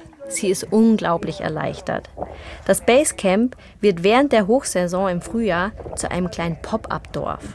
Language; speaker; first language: German; native; German